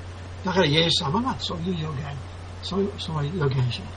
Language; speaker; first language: Japanese; non-native, fluent; English